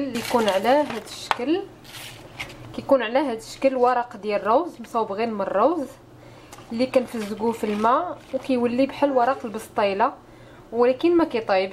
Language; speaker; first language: Arabic; native; Arabic